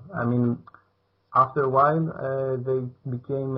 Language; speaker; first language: English; non-native, fluent; Greek